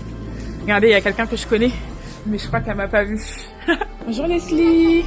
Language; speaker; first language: French; native; French